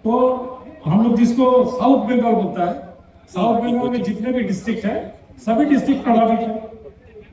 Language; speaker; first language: Hindi; non-native, local second language; Bangla